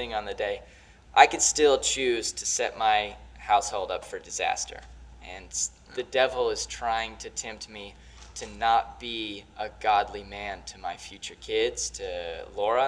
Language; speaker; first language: English; native; English